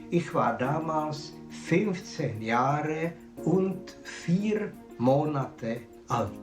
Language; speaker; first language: German; non-native, fluent; Czech